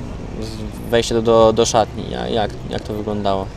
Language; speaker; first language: Polish; native; Polish